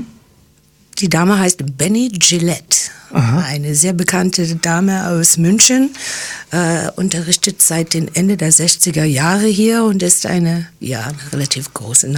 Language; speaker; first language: German; early bilingual, other home language; English